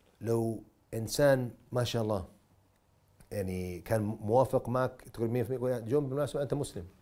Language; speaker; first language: Arabic; non-native, fluent; English